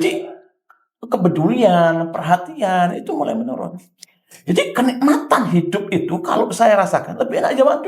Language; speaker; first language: Indonesian; native; Indonesian